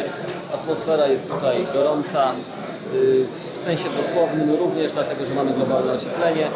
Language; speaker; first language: Polish; native; Polish